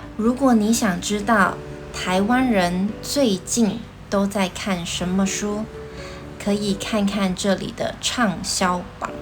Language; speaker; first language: Chinese; native; Chinese